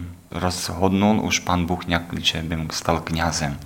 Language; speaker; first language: Czech; non-native, learner; Ukrainian